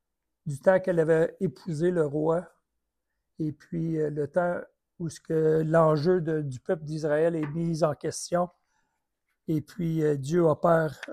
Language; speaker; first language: French; native; French